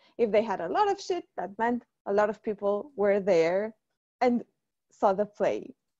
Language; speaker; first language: English; non-native, fluent; Romanian